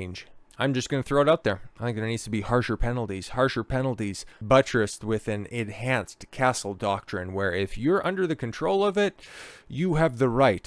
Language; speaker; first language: English; native; English